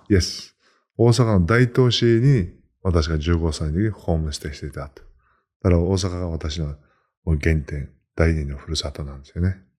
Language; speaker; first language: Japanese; non-native, fluent; Mongolian